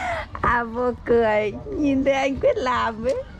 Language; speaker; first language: Vietnamese; native; Vietnamese